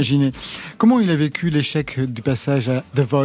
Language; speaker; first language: French; native; French